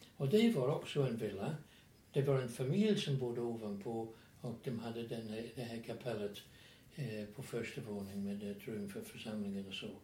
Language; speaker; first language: Swedish; non-native, fluent; English